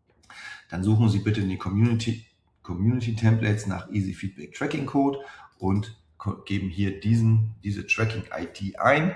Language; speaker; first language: German; native; German